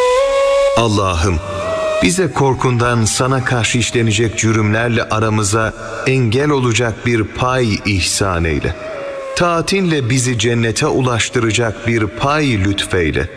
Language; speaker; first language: Turkish; native; Turkish